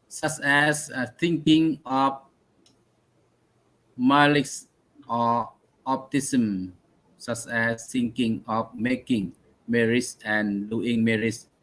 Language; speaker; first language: English; non-native, learner; Thai